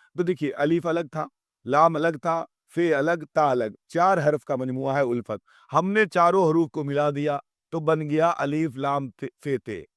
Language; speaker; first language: Urdu; native; Urdu